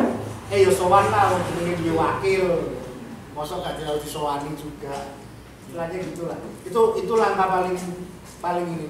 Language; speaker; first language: Indonesian; native; Indonesian